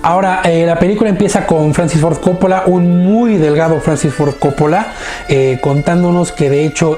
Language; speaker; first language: Spanish; native; Spanish